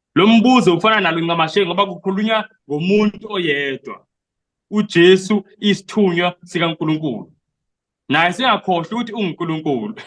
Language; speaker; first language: Zulu; non-native, local second language; Xhosa